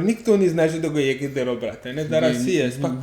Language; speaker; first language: Russian; non-native, learner; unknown